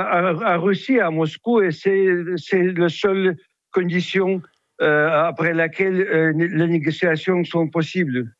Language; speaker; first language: French; non-native, fluent; Russian